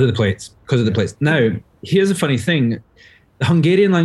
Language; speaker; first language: English; native; English